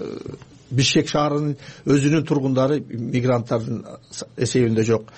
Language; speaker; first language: Kyrgyz; native; Kyrgyz